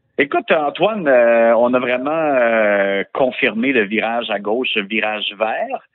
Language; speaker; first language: French; native; French